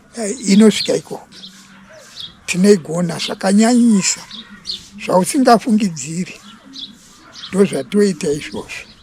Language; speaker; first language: Shona; non-native, local second language; Venda